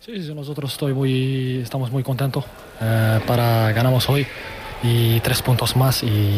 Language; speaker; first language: Spanish; non-native, learner; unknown